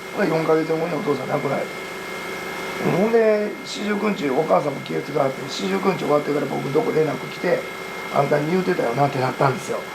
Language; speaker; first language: Japanese; native; Japanese